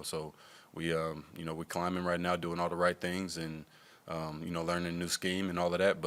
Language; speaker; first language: English; native; English